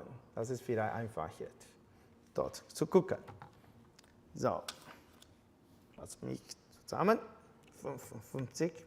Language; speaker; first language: German; non-native, fluent; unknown